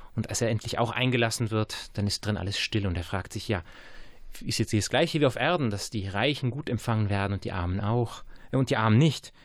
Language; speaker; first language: German; native; German